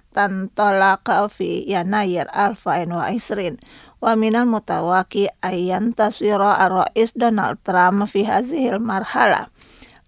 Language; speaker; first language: Arabic; non-native, fluent; Indonesian